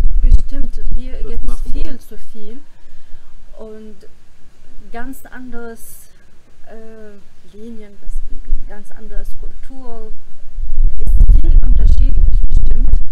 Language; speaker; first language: German; non-native, learner; Arabic